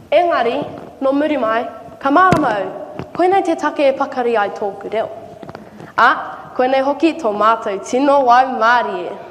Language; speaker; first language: Māori; native; Māori